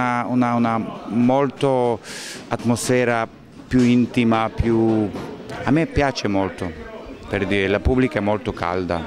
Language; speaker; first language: Italian; non-native, fluent; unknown